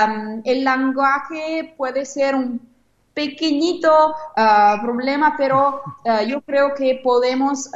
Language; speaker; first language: Spanish; non-native, fluent; Italian